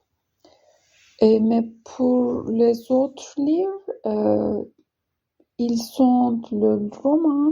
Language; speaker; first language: French; non-native, learner; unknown